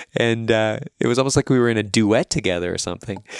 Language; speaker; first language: English; native; English